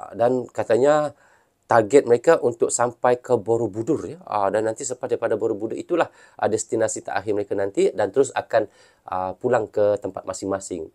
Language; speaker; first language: Malay; native; Malay